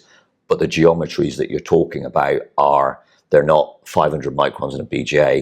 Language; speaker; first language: English; native; English